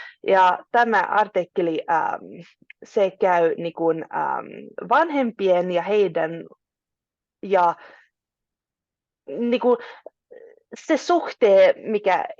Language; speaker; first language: Finnish; non-native, local second language; Swedish